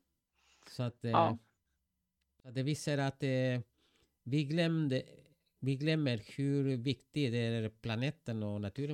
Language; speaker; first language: Swedish; non-native, fluent; Spanish